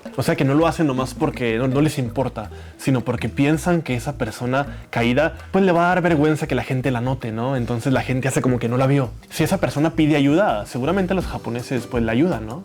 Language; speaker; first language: Spanish; native; Spanish